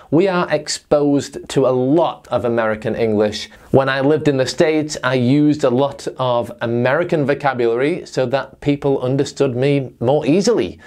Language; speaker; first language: English; native; English